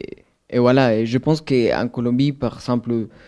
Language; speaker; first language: French; non-native, fluent; Spanish